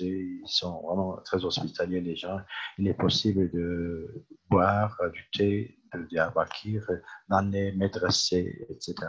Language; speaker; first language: French; non-native, fluent; Turkish